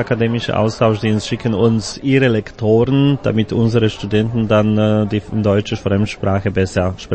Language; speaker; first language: German; non-native, fluent; Slovak